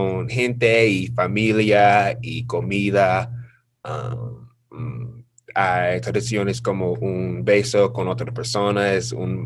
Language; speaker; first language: Spanish; non-native, learner; English